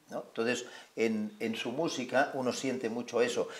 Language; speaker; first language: Spanish; non-native, local second language; Catalan